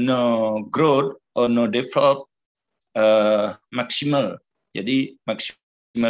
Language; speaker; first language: English; non-native, learner; Indonesian